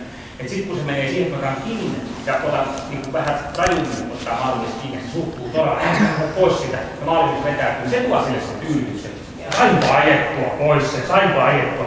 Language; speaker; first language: Finnish; native; Finnish